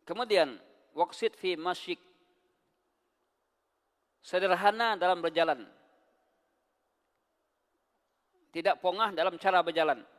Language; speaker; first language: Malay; non-native, local second language; Minangkabau